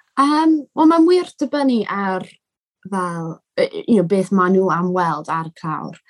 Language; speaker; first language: Welsh; non-native, local second language; English